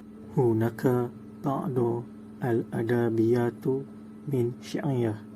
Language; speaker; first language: Arabic; non-native, learner; Malay